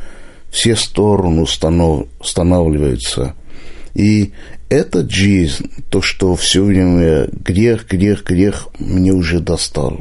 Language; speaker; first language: Russian; non-native, local second language; Armenian